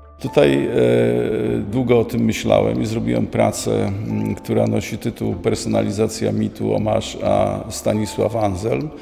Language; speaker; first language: Polish; native; Polish